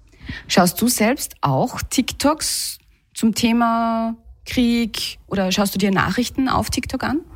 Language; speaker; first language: German; native; German